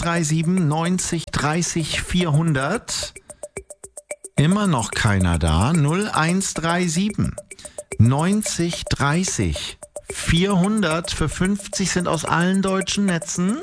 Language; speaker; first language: German; native; German